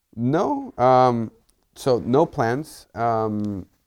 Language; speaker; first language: English; early bilingual, other home language; Spanish